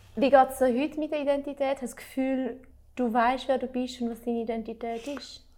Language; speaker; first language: German; early bilingual, other home language; Albanian